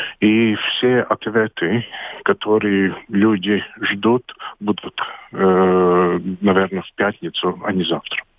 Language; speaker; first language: Russian; non-native, local second language; Latvian